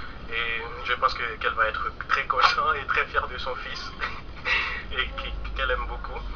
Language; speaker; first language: French; non-native, local second language; Haitian Creole